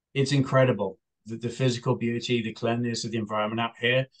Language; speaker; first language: English; native; English